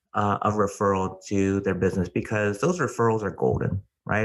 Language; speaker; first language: English; native; English